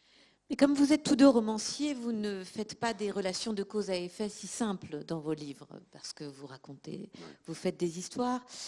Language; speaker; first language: French; native; French